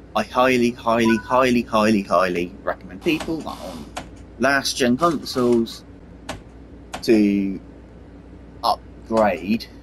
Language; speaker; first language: English; native; English